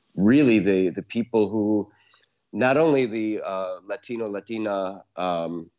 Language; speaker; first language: English; native; English